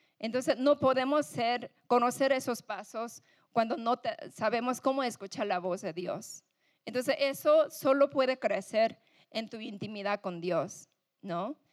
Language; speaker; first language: Spanish; non-native, fluent; English